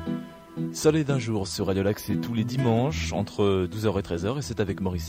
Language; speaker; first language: French; native; French